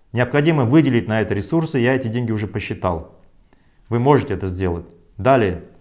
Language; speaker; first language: Russian; non-native, local second language; Kazakh